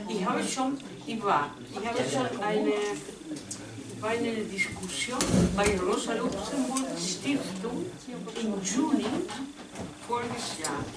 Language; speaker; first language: German; non-native, learner; Spanish